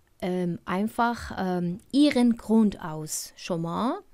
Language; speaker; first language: German; non-native, fluent; Persian